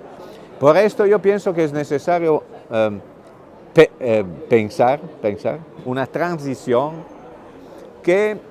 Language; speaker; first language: Spanish; non-native, fluent; Italian